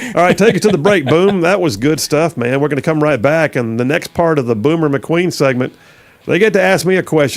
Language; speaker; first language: English; native; English